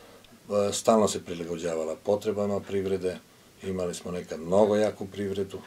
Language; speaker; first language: Croatian; native; Croatian